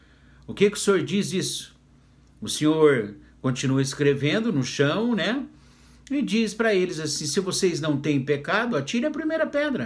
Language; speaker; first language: Portuguese; native; Portuguese